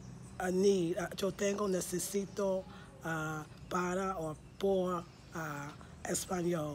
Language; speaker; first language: Spanish; non-native, learner; English